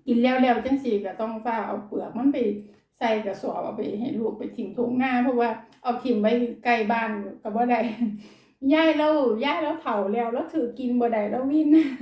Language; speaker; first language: Thai; native; Thai